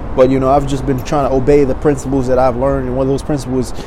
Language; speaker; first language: English; native; English